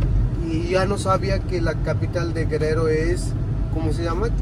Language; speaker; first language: Spanish; non-native, learner; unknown